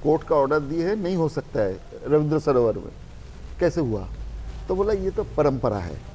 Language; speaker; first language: Hindi; non-native, local second language; Bangla